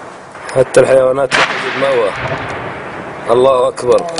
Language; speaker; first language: Arabic; native; Arabic